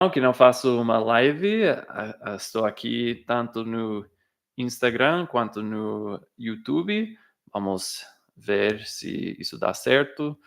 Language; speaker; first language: Portuguese; non-native, fluent; English